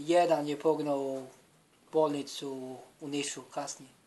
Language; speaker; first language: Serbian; non-native, learner; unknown